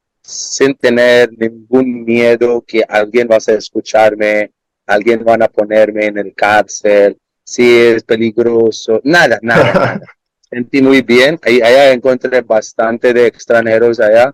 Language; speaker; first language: Spanish; non-native, learner; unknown